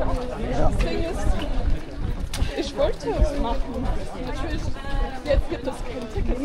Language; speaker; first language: German; non-native, fluent; French